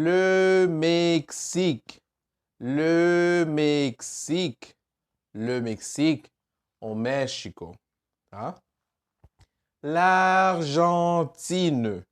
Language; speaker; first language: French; non-native, fluent; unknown